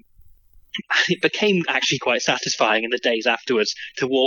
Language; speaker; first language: English; native; English